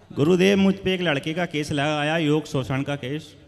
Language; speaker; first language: Hindi; native; Hindi